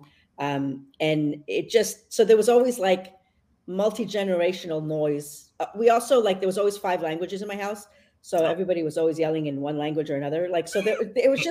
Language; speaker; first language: English; native; English